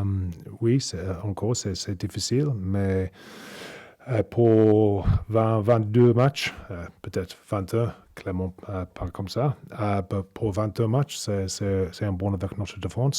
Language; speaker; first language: French; non-native, learner; English